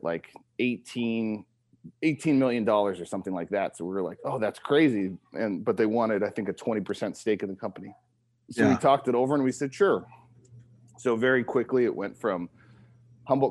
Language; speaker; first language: English; native; English